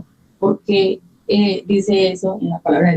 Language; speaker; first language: Spanish; native; Spanish